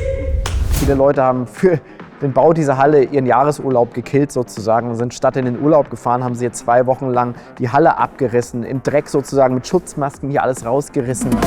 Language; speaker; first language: German; native; German